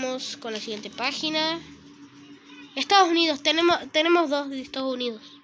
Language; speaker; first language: Spanish; native; Spanish